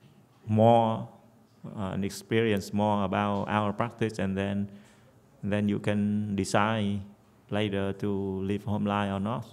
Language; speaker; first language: English; non-native, fluent; Vietnamese